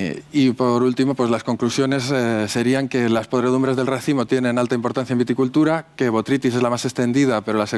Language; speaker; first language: Spanish; native; Spanish